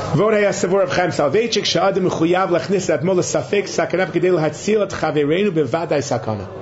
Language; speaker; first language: Hebrew; non-native, fluent; English